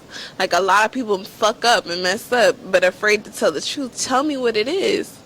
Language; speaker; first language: English; native; English